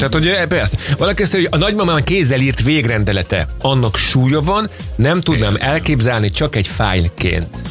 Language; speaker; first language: Hungarian; native; Hungarian